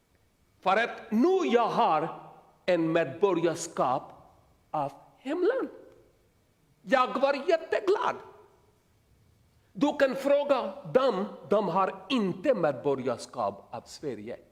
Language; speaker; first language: Swedish; non-native, learner; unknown